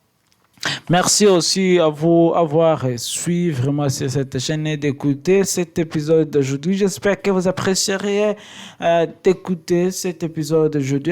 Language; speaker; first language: French; non-native, learner; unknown